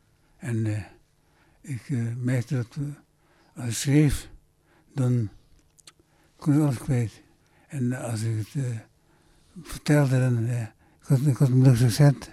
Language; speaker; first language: Dutch; early bilingual, other home language; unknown